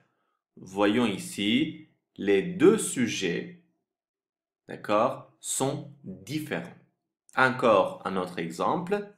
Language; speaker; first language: French; non-native, fluent; Turkish